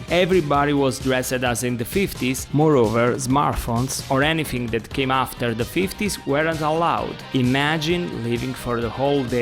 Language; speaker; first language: English; non-native, fluent; Italian